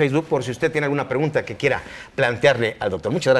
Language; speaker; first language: Spanish; native; Spanish